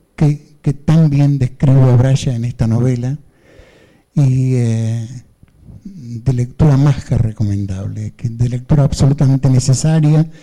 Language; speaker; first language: Spanish; native; Spanish